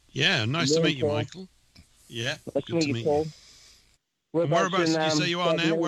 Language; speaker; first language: English; native; English